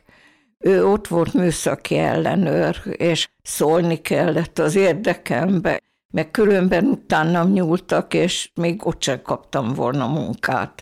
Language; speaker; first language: Hungarian; native; Hungarian